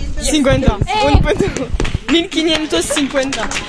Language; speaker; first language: Spanish; non-native, learner; French